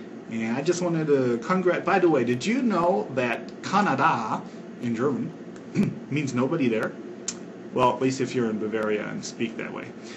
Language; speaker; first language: English; non-native, fluent; German